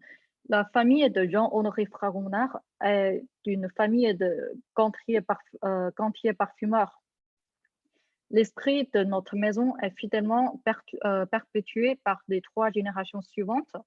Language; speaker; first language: French; non-native, fluent; Chinese